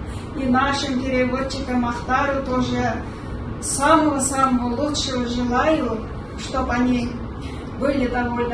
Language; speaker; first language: Russian; non-native, local second language; Kyrgyz